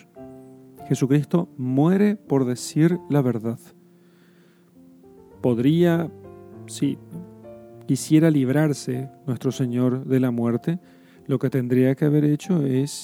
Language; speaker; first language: Spanish; native; Spanish